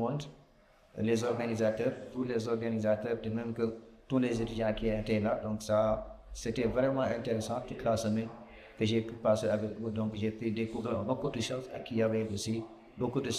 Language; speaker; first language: French; non-native, local second language; Wolof